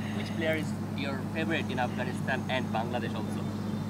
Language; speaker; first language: English; non-native, learner; Bangla